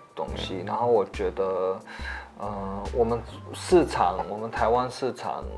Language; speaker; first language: Chinese; non-native, fluent; German